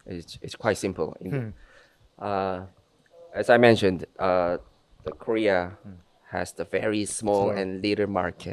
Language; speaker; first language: English; non-native, fluent; Korean